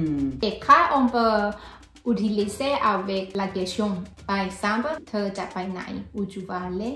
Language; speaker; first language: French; non-native, learner; Thai